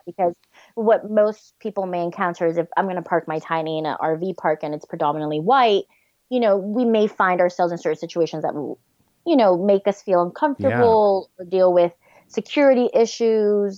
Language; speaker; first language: English; native; English